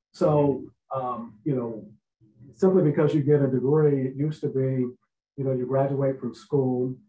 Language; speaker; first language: English; native; English